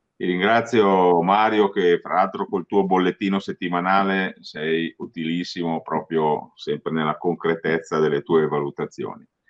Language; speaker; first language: Italian; native; Italian